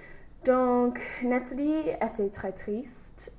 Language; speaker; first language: French; non-native, learner; English